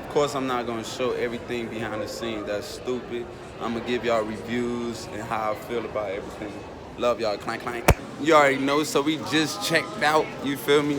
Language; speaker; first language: English; native; English